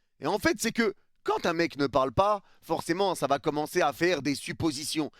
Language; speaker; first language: French; early bilingual, other home language; Arabic